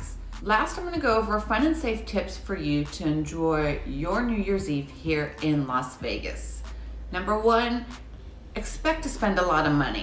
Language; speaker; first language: English; native; English